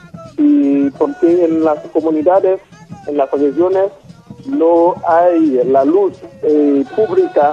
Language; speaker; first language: Spanish; non-native, local second language; Haitian Creole